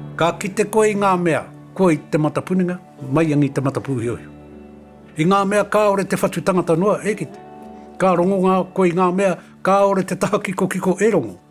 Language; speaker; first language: Māori; native; Māori